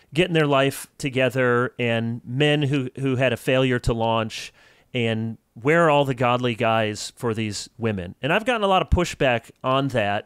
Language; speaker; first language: English; native; English